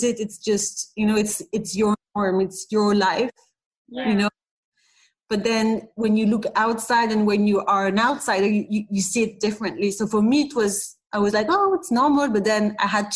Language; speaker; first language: English; non-native, fluent; French